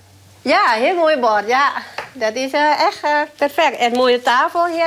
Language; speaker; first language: Dutch; non-native, learner; Thai